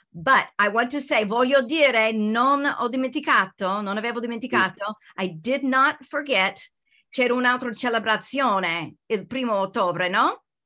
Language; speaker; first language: Italian; non-native, learner; English